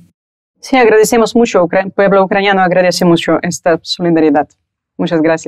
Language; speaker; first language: Spanish; non-native, fluent; Ukrainian